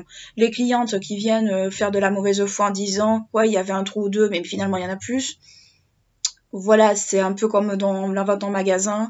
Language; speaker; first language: French; native; French